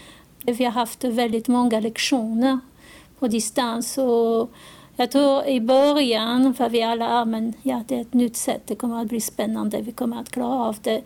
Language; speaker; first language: Swedish; non-native, fluent; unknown